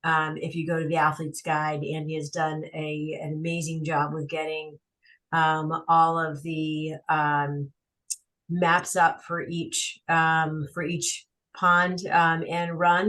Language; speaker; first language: English; native; English